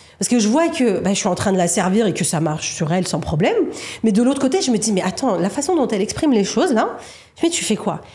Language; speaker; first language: French; native; French